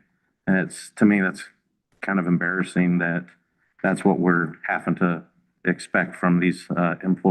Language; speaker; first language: English; native; English